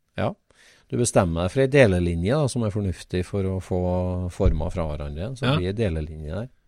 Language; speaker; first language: Norwegian; native; Norwegian